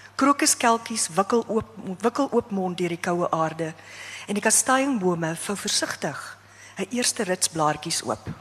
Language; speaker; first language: Afrikaans; native; Afrikaans